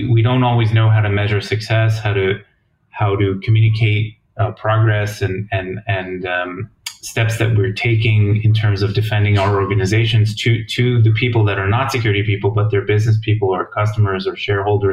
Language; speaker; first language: English; native; English